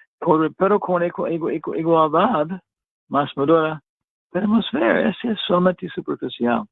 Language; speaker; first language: Spanish; non-native, fluent; English